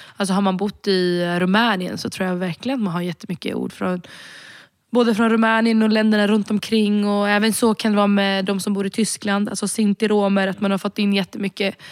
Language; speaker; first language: Swedish; early bilingual, other home language; Romany